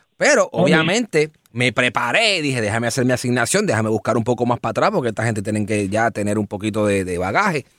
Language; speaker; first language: Spanish; native; Spanish